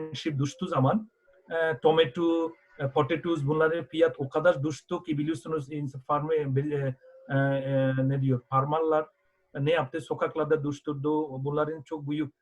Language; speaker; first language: Turkish; non-native, fluent; Bangla